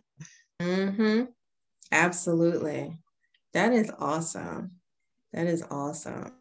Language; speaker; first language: English; native; English